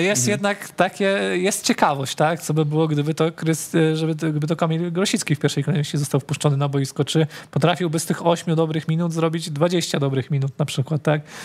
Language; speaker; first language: Polish; native; Polish